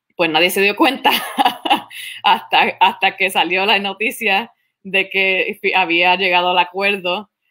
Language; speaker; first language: Spanish; early bilingual, heritage; Spanish